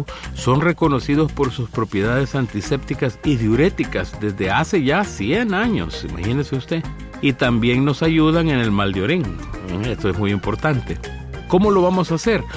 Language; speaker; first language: Spanish; native; Spanish